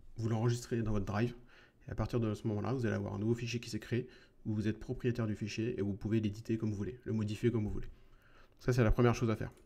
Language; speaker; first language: French; native; French